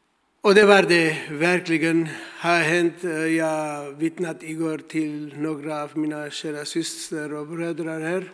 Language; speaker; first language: Swedish; non-native, learner; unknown